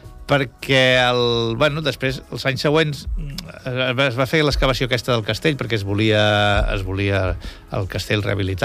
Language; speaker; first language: Catalan; native; Catalan